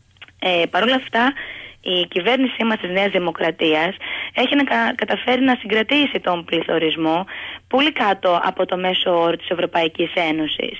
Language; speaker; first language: Greek; native; Greek